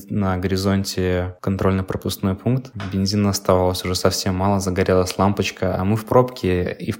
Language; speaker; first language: Russian; native; Russian